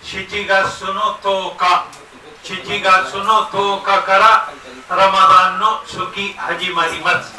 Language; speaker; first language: Japanese; non-native, learner; Urdu